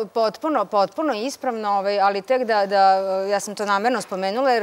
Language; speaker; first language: Serbian; native; Serbian